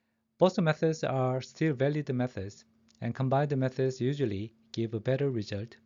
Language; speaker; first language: English; non-native, fluent; Korean